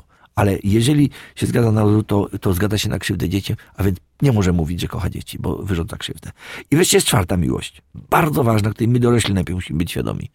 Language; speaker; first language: Polish; native; Polish